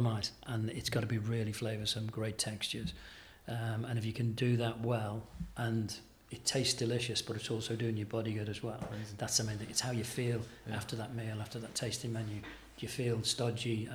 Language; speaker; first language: English; native; English